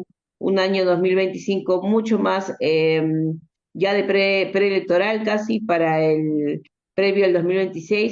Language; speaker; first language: Spanish; native; Spanish